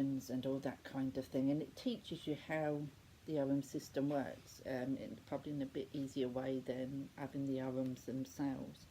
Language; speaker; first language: English; native; English